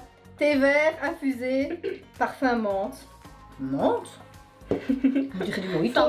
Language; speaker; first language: French; native; French